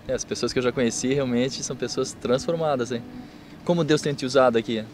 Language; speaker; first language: Portuguese; native; Portuguese